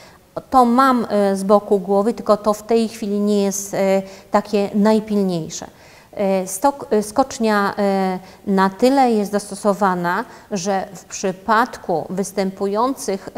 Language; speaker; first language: Polish; native; Polish